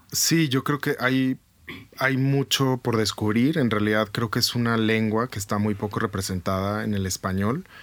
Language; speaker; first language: Spanish; native; Spanish